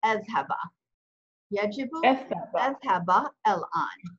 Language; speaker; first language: Arabic; non-native, fluent; English